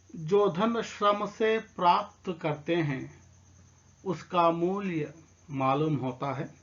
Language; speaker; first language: Hindi; non-native, local second language; Telugu